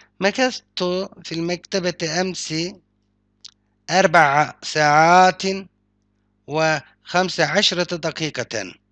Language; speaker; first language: Arabic; non-native, fluent; Turkish